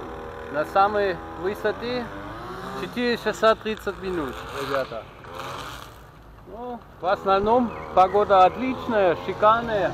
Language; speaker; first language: Russian; non-native, learner; German